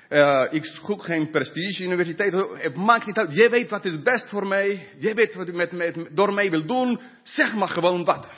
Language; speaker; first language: Dutch; non-native, fluent; English